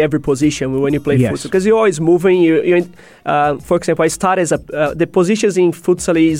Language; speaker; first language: English; non-native, fluent; Portuguese